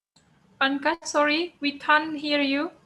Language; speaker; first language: English; non-native, fluent; Indonesian